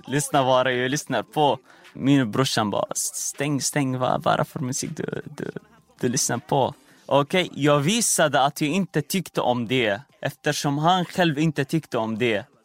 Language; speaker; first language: Swedish; non-native, fluent; Arabic